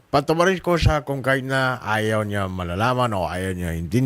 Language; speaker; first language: Filipino; non-native, learner; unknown